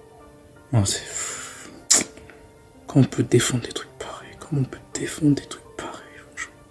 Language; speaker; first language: French; native; French